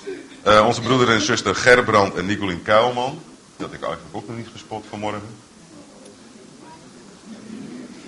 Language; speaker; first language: Dutch; native; Dutch